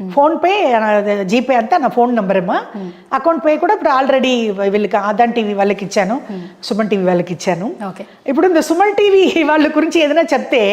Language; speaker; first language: Telugu; non-native, local second language; Tamil